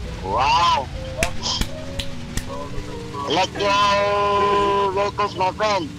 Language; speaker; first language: English; non-native, local second language; Cebuano